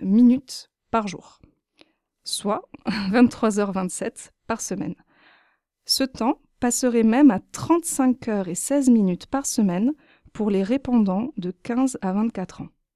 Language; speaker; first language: French; native; French